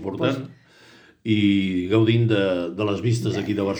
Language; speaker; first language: Catalan; native; Catalan